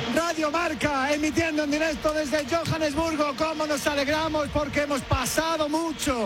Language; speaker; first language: Spanish; native; Spanish